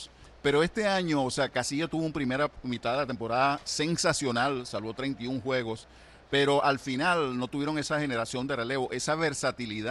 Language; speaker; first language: Spanish; native; Spanish